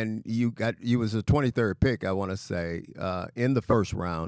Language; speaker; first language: English; native; English